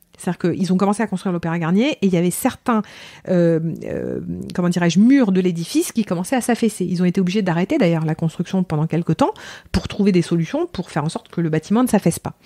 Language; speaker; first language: French; native; French